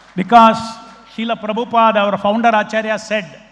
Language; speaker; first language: English; non-native, local second language; Telugu